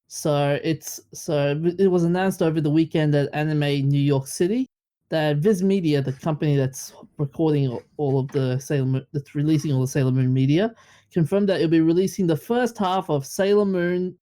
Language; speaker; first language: English; native; English